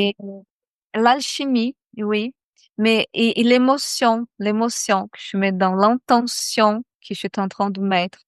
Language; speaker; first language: French; non-native, fluent; Portuguese